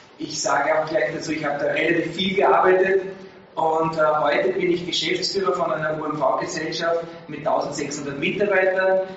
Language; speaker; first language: German; native; German